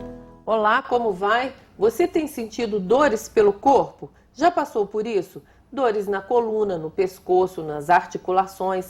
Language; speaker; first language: Portuguese; native; Portuguese